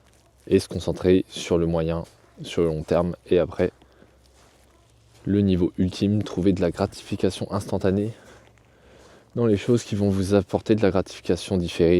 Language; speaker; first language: French; native; French